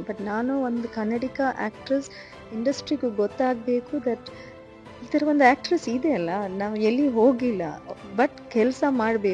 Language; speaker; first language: Kannada; non-native, learner; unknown